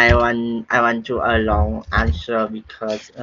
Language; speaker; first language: English; non-native, learner; Vietnamese